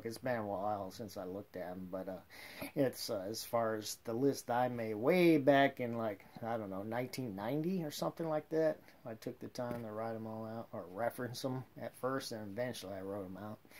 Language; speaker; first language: English; native; English